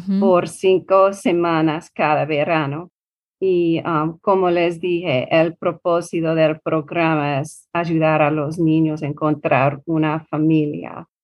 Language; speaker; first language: Spanish; non-native, learner; English